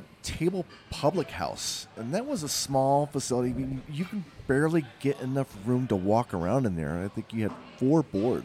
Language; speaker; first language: English; native; English